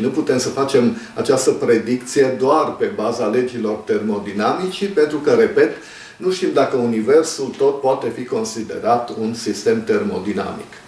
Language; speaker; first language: Romanian; native; Romanian